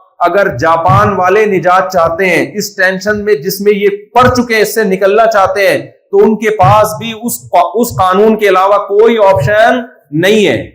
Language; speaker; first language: Urdu; native; Urdu